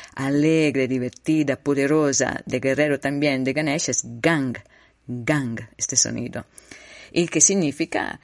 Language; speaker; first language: Spanish; non-native, fluent; Italian